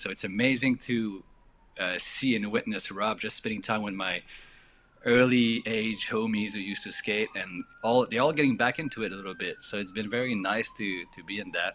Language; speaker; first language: English; native; English